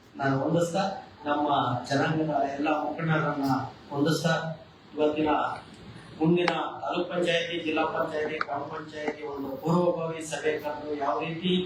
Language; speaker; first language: Kannada; non-native, local second language; Lambadi